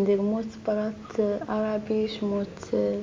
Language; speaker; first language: Dutch; non-native, learner; Arabic